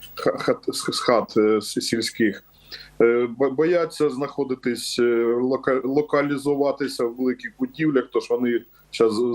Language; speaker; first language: Ukrainian; native; Ukrainian